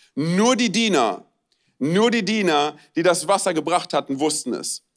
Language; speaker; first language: German; non-native, fluent; Romanian